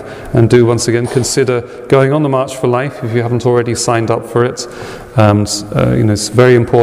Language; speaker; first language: English; native; English